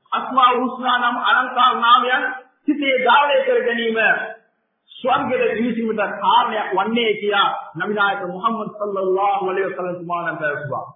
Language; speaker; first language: Sinhala; non-native, local second language; Tamil